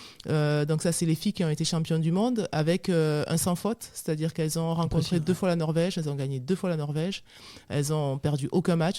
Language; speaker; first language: French; native; French